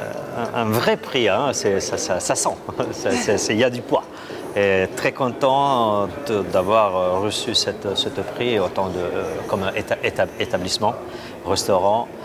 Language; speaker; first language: French; non-native, fluent; Italian